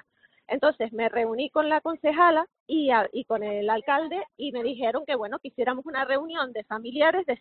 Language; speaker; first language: Spanish; native; Spanish